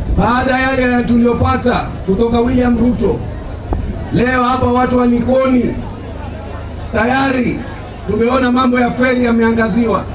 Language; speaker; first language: Swahili; native; Swahili